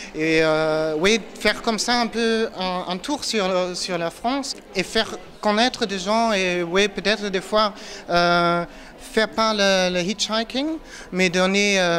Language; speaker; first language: French; non-native, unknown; German